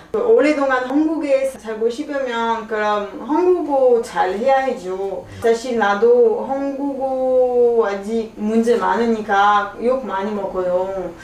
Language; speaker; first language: Korean; non-native, learner; French